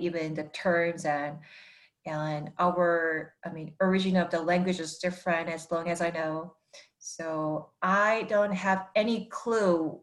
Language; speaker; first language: English; non-native, fluent; Korean